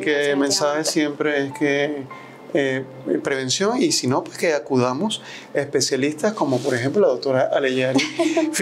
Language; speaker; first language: Spanish; native; Spanish